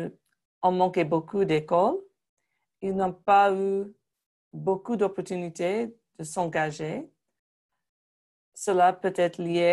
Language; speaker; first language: French; non-native, fluent; English